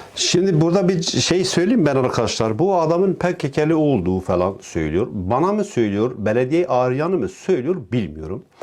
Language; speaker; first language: Turkish; non-native, local second language; Kurdish